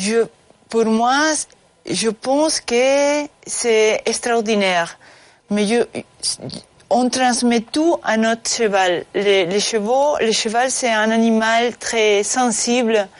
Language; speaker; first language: French; non-native, fluent; Spanish